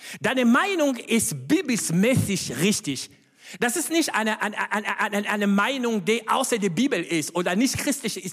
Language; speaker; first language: German; non-native, fluent; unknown